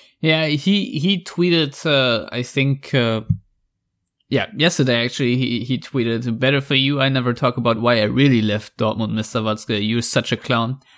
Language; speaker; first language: English; non-native, fluent; German